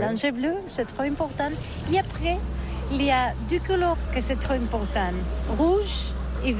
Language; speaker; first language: French; non-native, learner; Catalan